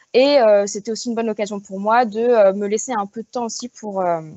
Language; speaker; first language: French; native; French